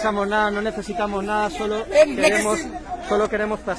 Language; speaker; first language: Spanish; native; Spanish